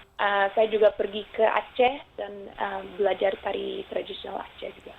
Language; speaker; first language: Indonesian; early bilingual, heritage; Indonesian